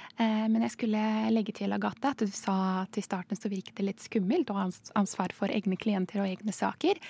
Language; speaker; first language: Norwegian; non-native, fluent; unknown